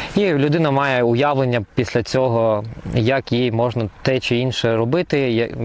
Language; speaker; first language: Ukrainian; non-native, local second language; Russian